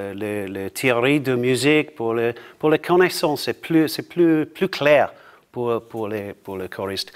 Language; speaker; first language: French; non-native, learner; English